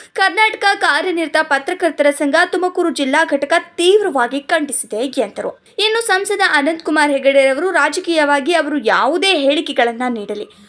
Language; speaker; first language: Kannada; native; Kannada